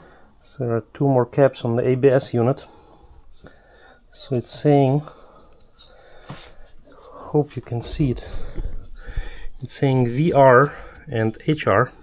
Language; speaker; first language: English; non-native, fluent; German